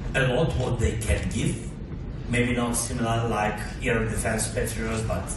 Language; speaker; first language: English; non-native, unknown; Russian